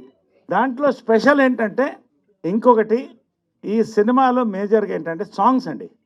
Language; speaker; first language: Telugu; native; Telugu